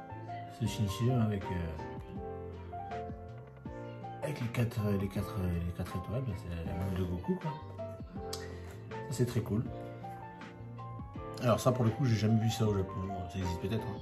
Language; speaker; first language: French; native; French